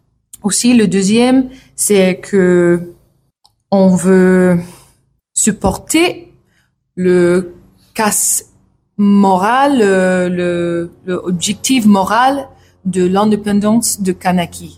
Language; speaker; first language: French; non-native, learner; English